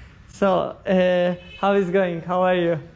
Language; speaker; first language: English; non-native, learner; Turkish